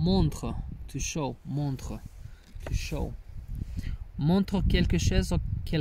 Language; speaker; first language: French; non-native, learner; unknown